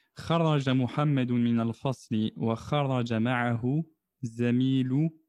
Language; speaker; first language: Arabic; non-native, fluent; French